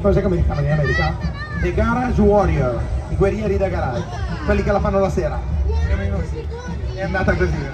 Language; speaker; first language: Italian; native; Italian